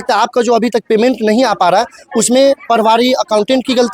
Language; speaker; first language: Hindi; native; Hindi